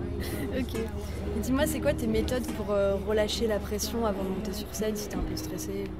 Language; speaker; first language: French; native; French